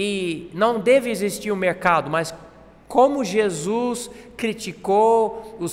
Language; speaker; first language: Portuguese; non-native, fluent; English